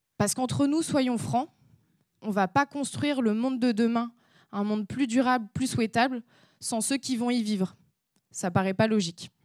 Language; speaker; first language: French; native; French